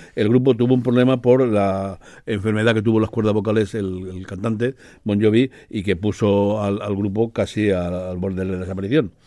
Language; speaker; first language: Spanish; native; Spanish